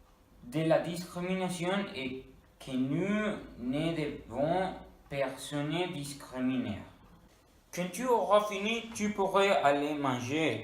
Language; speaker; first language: French; non-native, learner; Spanish